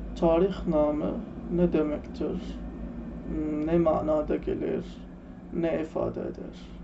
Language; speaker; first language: Turkish; non-native, learner; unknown